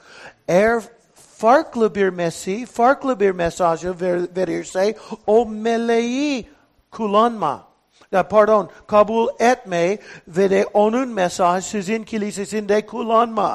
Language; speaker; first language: Turkish; non-native, fluent; English